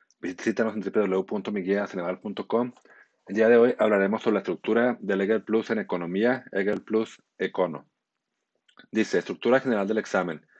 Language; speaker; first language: Spanish; native; Spanish